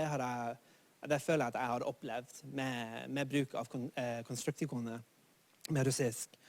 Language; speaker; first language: Norwegian; non-native, fluent; English